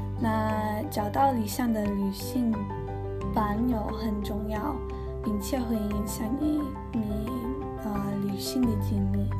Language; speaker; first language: Chinese; non-native, learner; English